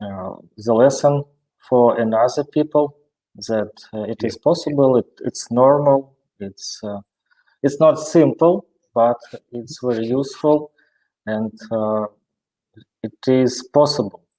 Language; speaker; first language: English; non-native, learner; Russian